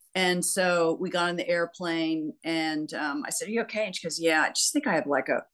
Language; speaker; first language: English; native; English